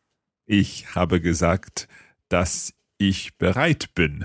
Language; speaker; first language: German; non-native, learner; English